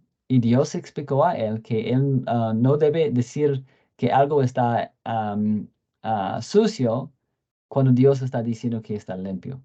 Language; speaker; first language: Spanish; non-native, fluent; English